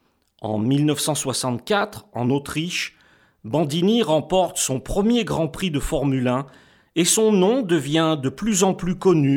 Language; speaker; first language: French; native; French